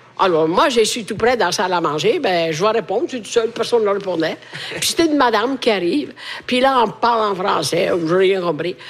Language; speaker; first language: French; non-native, fluent; Italian